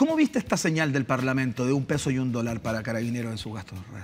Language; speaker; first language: Spanish; native; Spanish